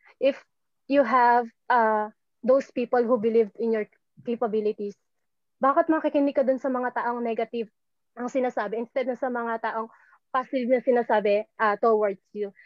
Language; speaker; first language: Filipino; non-native, local second language; Pampanga